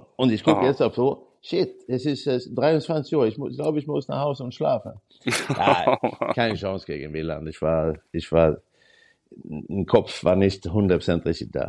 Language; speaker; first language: German; non-native, learner; Swedish